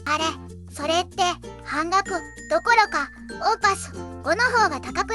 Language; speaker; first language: Japanese; native; Japanese